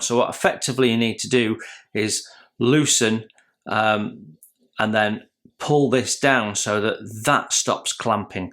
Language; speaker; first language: English; native; English